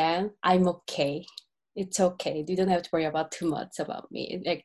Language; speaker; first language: English; non-native, learner; Korean